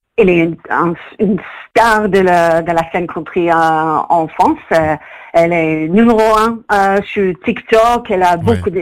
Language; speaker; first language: French; non-native, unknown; English